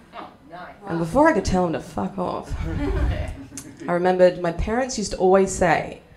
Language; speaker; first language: English; native; English